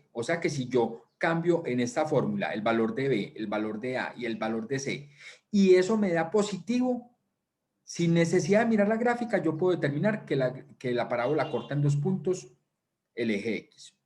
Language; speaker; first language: Spanish; native; Spanish